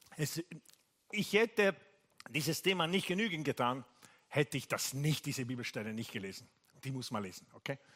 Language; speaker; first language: German; non-native, fluent; Italian